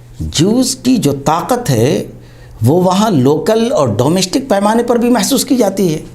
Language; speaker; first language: Urdu; native; Urdu